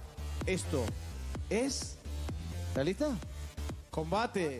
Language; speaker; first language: Spanish; native; Spanish